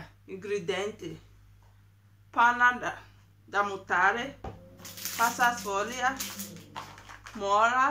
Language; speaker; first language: Italian; non-native, learner; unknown